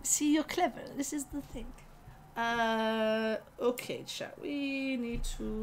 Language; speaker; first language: English; native; English